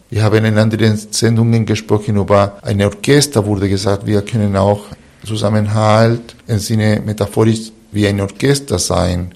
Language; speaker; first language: German; non-native, fluent; Spanish